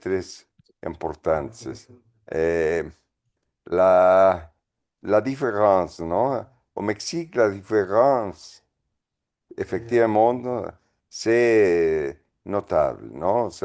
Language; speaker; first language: French; non-native, fluent; Spanish